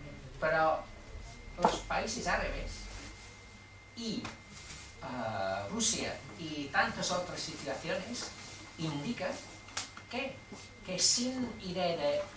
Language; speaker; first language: Spanish; non-native, fluent; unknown